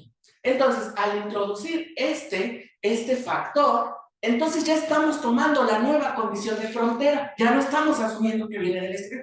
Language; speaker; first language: Spanish; native; Spanish